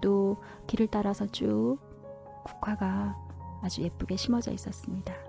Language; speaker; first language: Korean; native; Korean